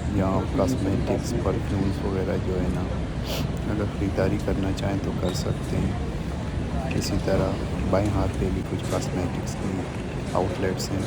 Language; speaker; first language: Urdu; non-native, local second language; Punjabi